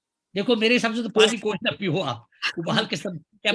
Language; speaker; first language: Hindi; native; Hindi